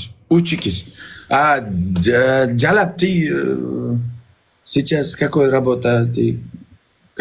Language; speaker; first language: Russian; non-native, learner; Uzbek